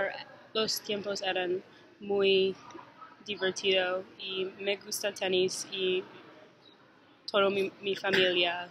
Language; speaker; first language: Spanish; non-native, learner; English